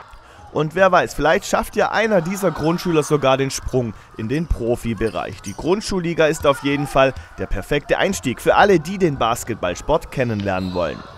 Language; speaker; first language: German; native; German